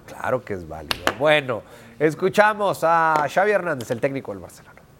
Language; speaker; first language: Spanish; native; Spanish